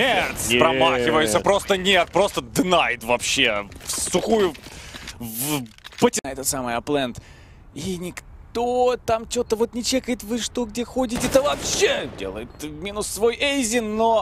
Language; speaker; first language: Russian; native; Russian